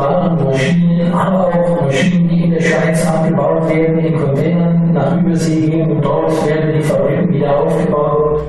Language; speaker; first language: German; native; German